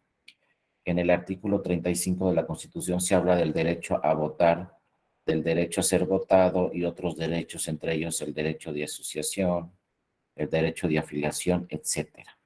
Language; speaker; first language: Spanish; native; Spanish